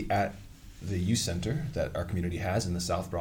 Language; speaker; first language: English; native; English